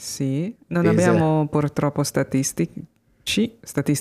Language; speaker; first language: Italian; non-native, fluent; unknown